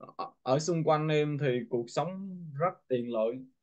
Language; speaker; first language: Vietnamese; non-native, learner; Korean